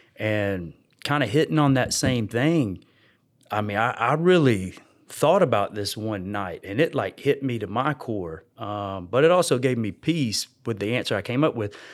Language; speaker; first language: English; native; English